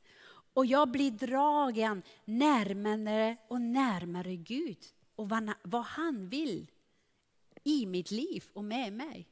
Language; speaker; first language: Swedish; non-native, fluent; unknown